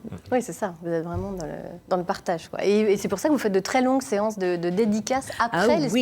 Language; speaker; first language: French; native; French